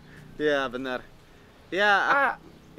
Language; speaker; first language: Indonesian; non-native, fluent; Dutch